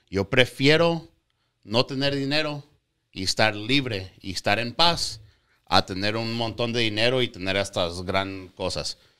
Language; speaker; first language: Spanish; native; Spanish